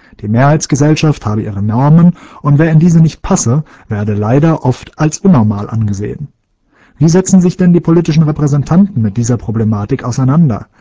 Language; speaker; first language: German; native; German